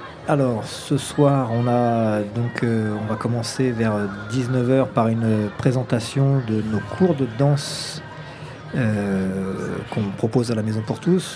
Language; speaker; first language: French; native; French